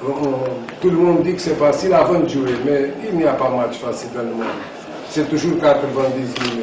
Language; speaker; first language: French; non-native, fluent; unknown